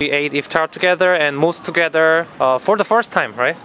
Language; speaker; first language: English; non-native, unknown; Korean